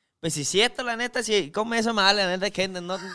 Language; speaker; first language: Spanish; non-native, learner; Chinese